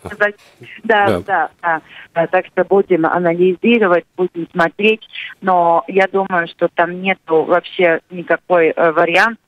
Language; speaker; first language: Russian; non-native, local second language; Latvian